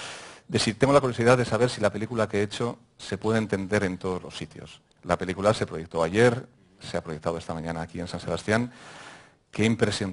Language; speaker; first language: Spanish; native; Spanish